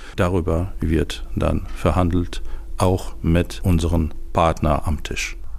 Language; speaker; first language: German; non-native, fluent; Ukrainian